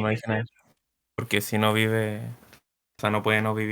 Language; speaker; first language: Spanish; native; Spanish